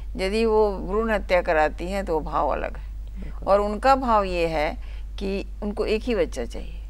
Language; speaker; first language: Hindi; native; Hindi